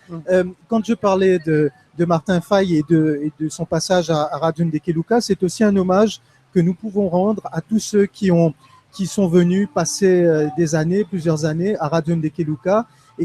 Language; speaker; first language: French; native; French